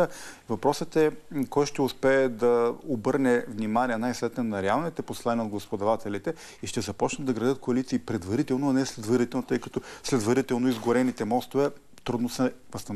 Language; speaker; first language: Bulgarian; native; Bulgarian